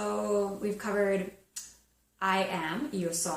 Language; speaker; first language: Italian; non-native, fluent; English